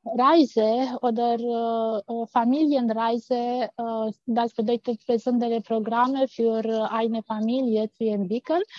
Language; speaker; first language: German; non-native, fluent; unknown